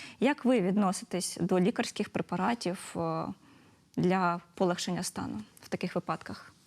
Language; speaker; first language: Ukrainian; native; Ukrainian